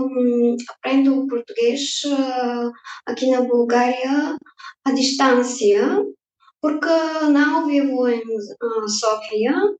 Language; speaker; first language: Portuguese; non-native, fluent; Bulgarian